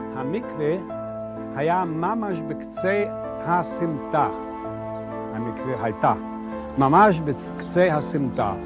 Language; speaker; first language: Hebrew; non-native, fluent; Yiddish